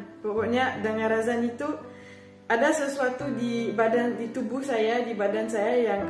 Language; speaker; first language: Indonesian; non-native, fluent; French